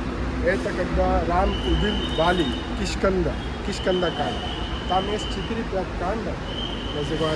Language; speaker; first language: Russian; non-native, learner; Marathi